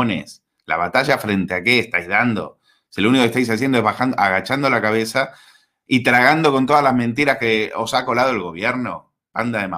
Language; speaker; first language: Spanish; native; Spanish